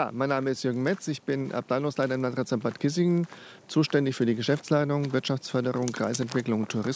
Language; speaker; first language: German; native; German